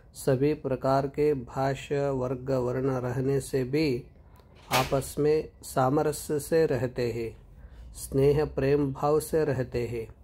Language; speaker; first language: Hindi; non-native, local second language; Kannada